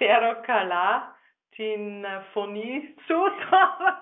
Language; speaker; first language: Greek; non-native, fluent; German